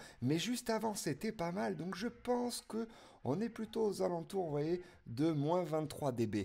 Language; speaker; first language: French; native; French